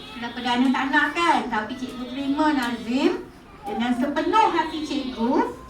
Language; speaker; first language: Malay; native; Malay